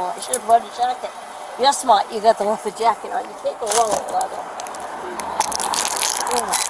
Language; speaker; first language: English; native; English